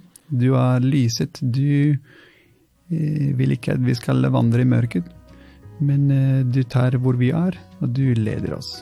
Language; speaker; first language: Norwegian; non-native, fluent; Italian